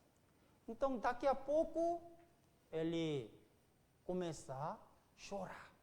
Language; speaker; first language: Portuguese; non-native, fluent; Korean